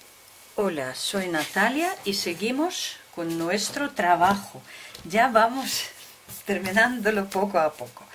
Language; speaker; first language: Spanish; non-native, fluent; Russian